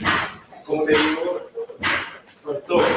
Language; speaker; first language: Spanish; non-native, learner; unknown